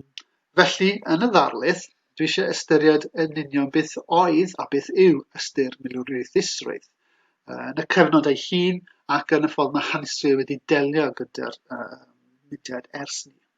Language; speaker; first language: Welsh; native; Welsh